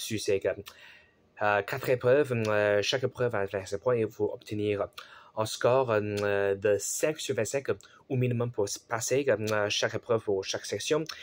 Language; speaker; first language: French; non-native, fluent; Chinese